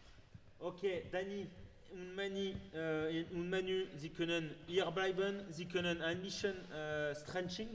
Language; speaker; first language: German; non-native, learner; French